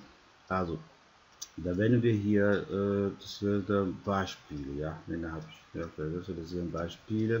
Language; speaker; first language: German; non-native, fluent; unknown